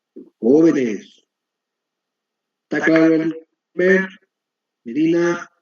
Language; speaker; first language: Spanish; native; Spanish